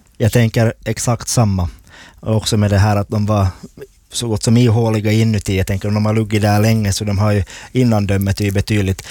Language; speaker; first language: Swedish; native; Swedish